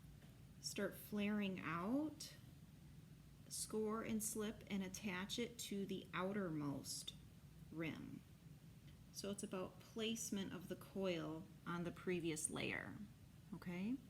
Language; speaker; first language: English; native; English